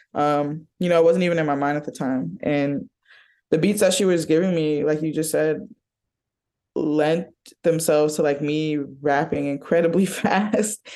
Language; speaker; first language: English; native; English